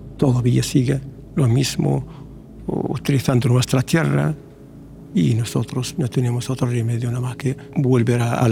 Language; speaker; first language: Spanish; non-native, fluent; Arabic